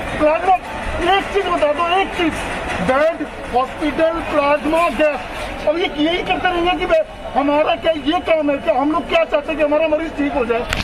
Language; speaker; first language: Hindi; native; Hindi